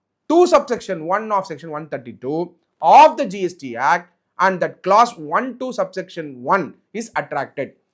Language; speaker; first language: English; non-native, local second language; Tamil